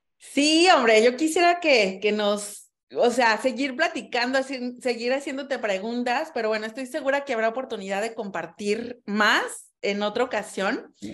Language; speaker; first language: Spanish; native; Spanish